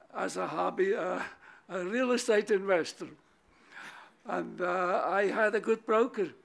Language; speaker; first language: English; non-native, fluent; German